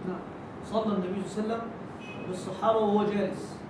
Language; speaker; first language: Arabic; native; Arabic